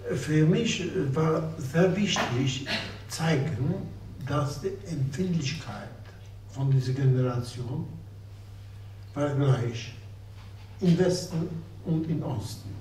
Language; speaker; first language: German; non-native, fluent; Polish